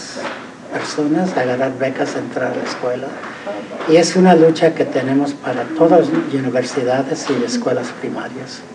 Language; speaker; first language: Spanish; early bilingual, heritage; Spanish